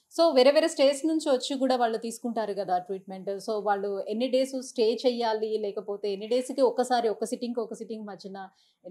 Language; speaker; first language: Telugu; native; Telugu